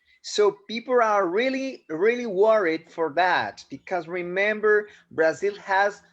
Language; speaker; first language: English; non-native, fluent; Spanish